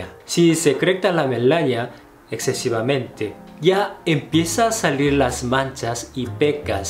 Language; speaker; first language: Spanish; non-native, fluent; Korean